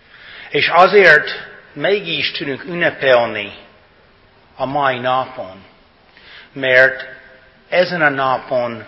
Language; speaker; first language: Hungarian; non-native, fluent; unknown